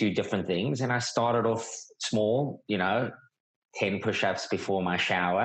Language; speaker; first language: English; native; English